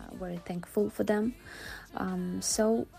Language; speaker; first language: English; non-native, learner; Ukrainian